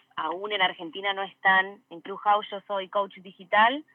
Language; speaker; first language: Spanish; native; Spanish